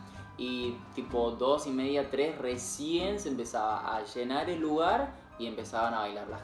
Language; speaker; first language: Spanish; native; Spanish